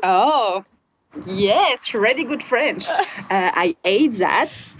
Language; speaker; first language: English; non-native, learner; French